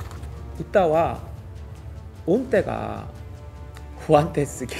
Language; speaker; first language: Japanese; non-native, learner; Korean